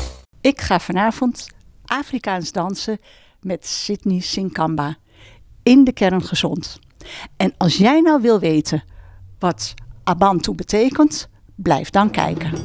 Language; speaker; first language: Dutch; native; Dutch